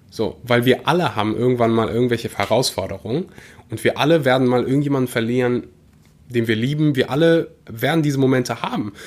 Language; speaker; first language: German; early bilingual, other home language; Russian